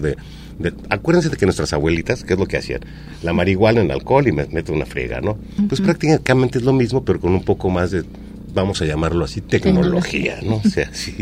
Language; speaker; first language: Spanish; native; Spanish